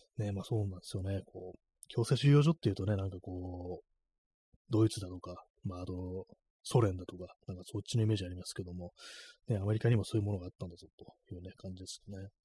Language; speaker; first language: Japanese; native; Japanese